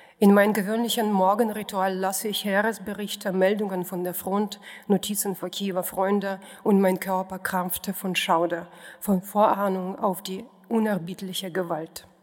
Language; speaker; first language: German; non-native, fluent; Russian